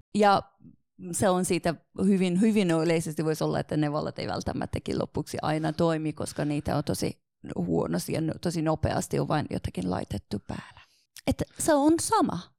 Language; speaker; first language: Finnish; non-native, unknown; Persian